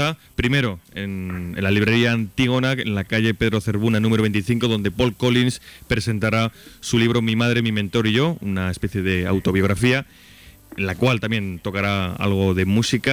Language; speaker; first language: Spanish; native; Spanish